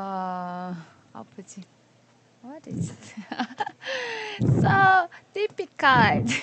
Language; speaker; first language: English; non-native, learner; Korean